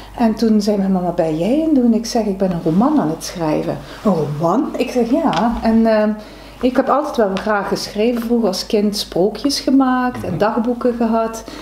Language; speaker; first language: Dutch; native; Dutch